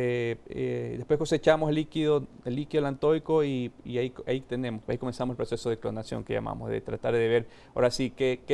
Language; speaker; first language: Spanish; native; Spanish